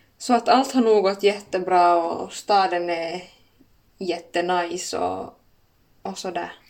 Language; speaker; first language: Swedish; native; Swedish